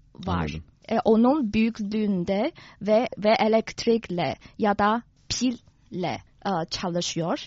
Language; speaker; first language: Turkish; non-native, fluent; Chinese